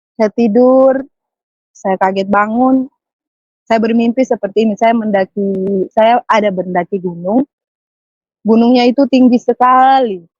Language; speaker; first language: Indonesian; native; Indonesian